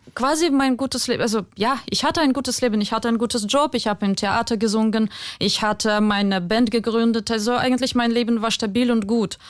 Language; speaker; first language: German; non-native, fluent; Ukrainian